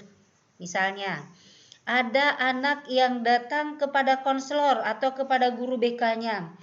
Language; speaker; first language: Indonesian; native; Indonesian